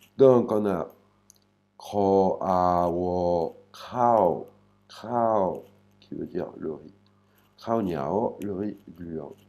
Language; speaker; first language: French; native; French